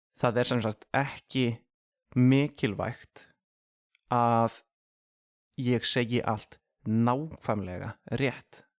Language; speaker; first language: Icelandic; native; Icelandic